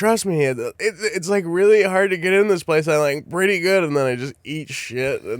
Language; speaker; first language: English; native; English